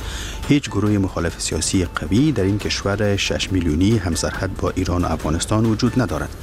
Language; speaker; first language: Persian; native; Persian